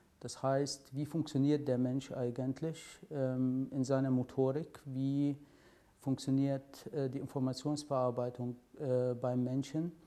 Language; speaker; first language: German; non-native, fluent; Arabic